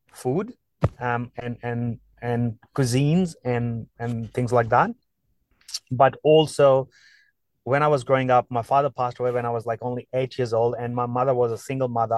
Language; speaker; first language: English; non-native, local second language; Punjabi